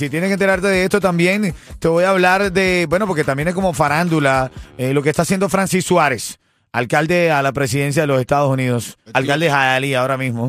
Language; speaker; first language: Spanish; native; Spanish